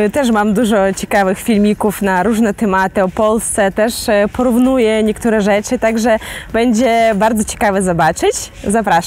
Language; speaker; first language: Polish; non-native, fluent; Ukrainian